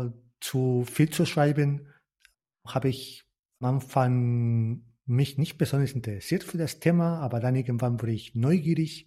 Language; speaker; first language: German; non-native, fluent; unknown